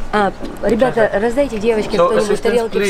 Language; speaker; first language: Russian; native; Russian